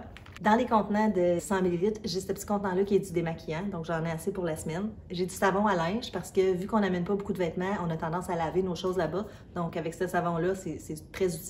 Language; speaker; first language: French; native; French